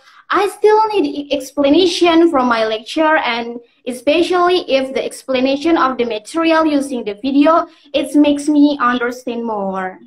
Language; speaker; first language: English; non-native, learner; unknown